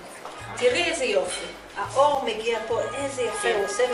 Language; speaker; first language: Hebrew; non-native, local second language; Arabic